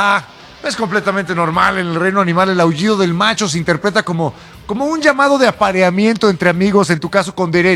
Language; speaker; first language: Spanish; native; Spanish